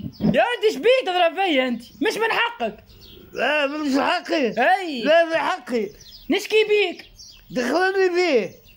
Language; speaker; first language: Arabic; native; Arabic